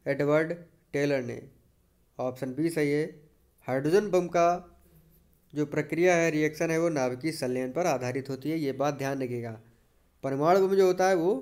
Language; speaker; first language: Hindi; native; Hindi